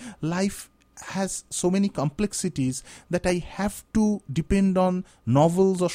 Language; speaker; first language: English; non-native, local second language; Bangla